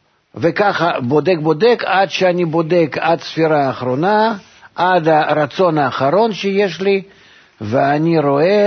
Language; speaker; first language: Hebrew; non-native, fluent; Russian